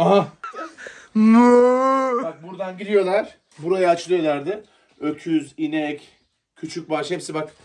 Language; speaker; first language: Turkish; native; Turkish